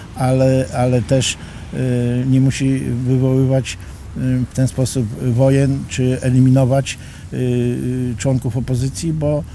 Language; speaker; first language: Polish; native; Polish